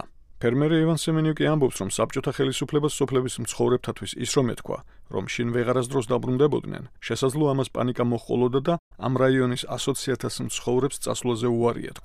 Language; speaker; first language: Georgian; native; Georgian